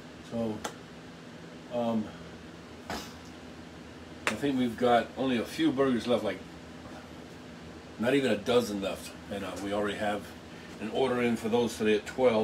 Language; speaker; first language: English; native; English